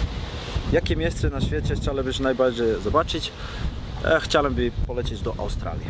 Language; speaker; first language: Polish; non-native, learner; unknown